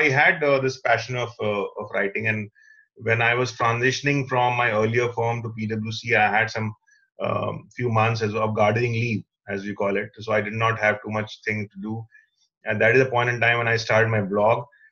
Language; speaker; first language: English; non-native, local second language; Hindi